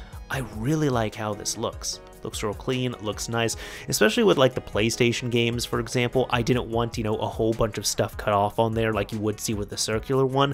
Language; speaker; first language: English; native; English